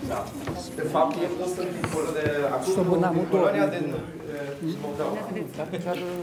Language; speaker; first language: Romanian; non-native, fluent; Polish